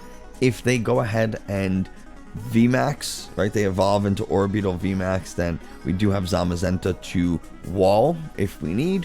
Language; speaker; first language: English; native; English